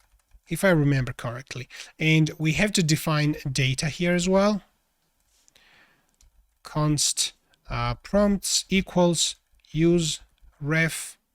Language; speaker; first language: English; non-native, fluent; Georgian